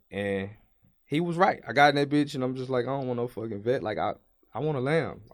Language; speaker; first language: English; native; English